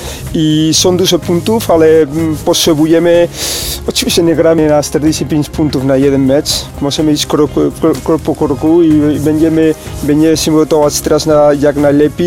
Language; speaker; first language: Polish; non-native, learner; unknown